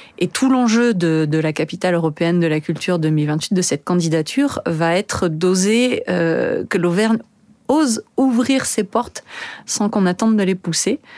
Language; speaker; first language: French; native; French